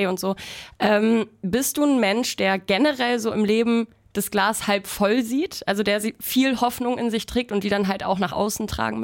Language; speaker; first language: German; native; German